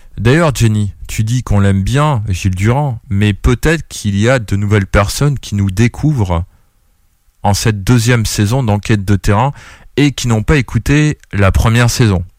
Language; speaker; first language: French; native; French